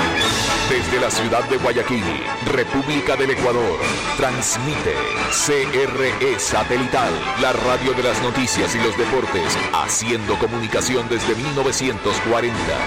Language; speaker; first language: Spanish; native; Spanish